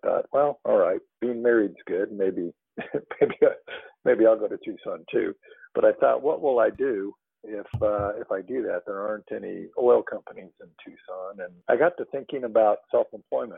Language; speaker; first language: English; native; English